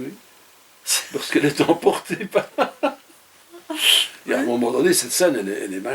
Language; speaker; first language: French; native; French